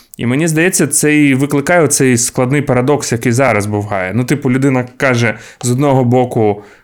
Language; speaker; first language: Ukrainian; non-native, local second language; Russian